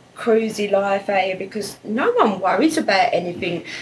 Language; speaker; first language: English; native; English